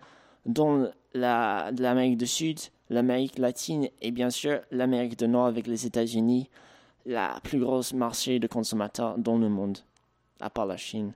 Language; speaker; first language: French; native; French